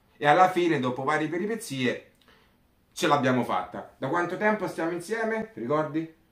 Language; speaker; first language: Italian; native; Italian